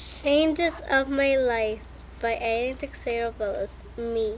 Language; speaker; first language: English; early bilingual, other home language; Spanish